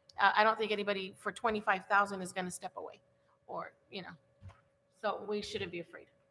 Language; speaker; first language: English; early bilingual, other home language; Spanish